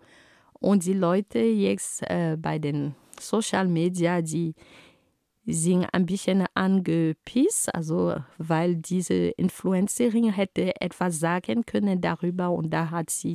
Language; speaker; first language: German; non-native, fluent; Ghomala